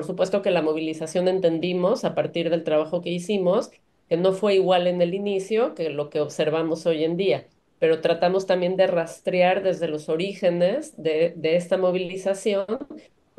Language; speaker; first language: Spanish; native; Spanish